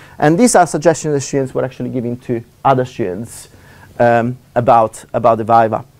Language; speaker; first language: English; non-native, fluent; Italian